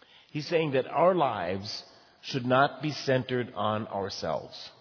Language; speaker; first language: English; native; English